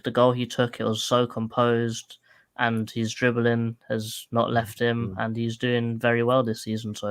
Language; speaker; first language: English; native; English